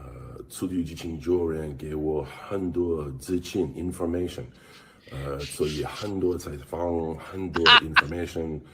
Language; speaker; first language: Chinese; non-native, learner; English